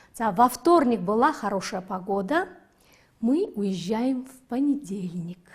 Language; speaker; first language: Russian; non-native, fluent; Mongolian